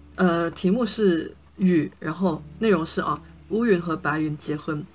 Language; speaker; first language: Chinese; non-native, local second language; Min Nan Chinese